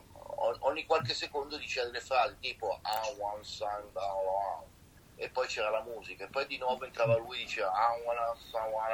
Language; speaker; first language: Italian; native; Italian